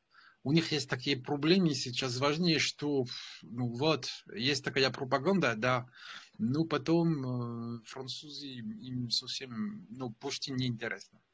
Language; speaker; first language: Russian; non-native, fluent; French